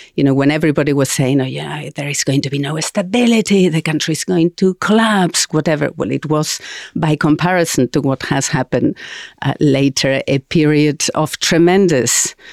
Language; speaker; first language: English; non-native, fluent; Spanish